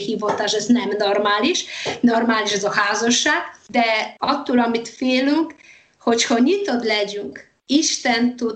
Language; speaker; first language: Hungarian; non-native, fluent; Polish